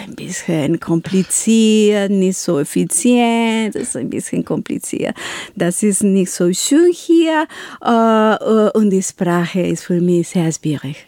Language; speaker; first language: German; non-native, learner; Spanish